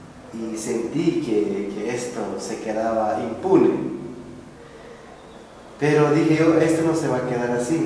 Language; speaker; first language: Spanish; non-native, local second language; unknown